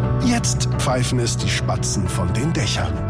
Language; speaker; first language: German; native; German